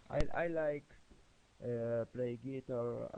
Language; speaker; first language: English; non-native, learner; Spanish